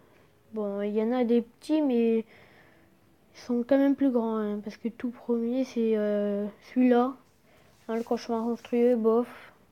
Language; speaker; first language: French; native; French